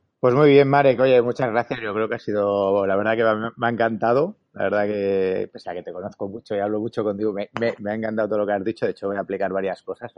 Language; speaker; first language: Spanish; native; Spanish